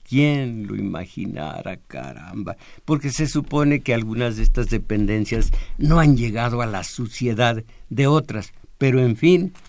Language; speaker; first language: Spanish; native; Spanish